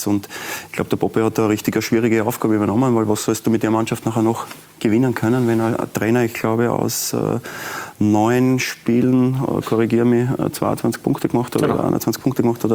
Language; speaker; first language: German; native; German